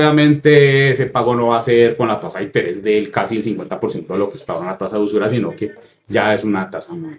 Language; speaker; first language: Spanish; native; Spanish